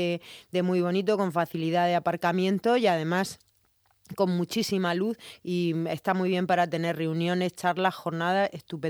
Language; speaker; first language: Spanish; native; Spanish